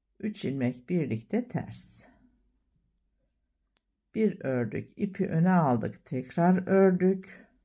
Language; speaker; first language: Turkish; native; Turkish